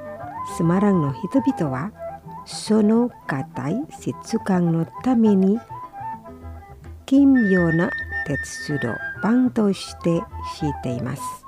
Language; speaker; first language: Japanese; non-native, fluent; Indonesian